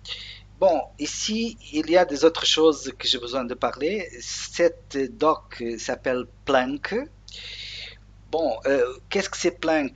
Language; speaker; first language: French; non-native, learner; Portuguese